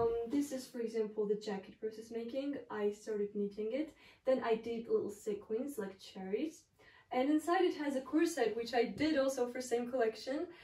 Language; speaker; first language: English; non-native, fluent; Georgian